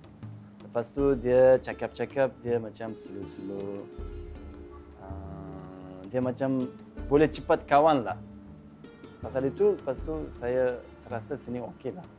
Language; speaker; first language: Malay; non-native, learner; Uzbek